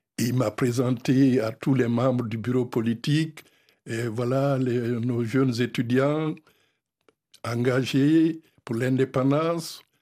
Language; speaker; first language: French; non-native, local second language; Fula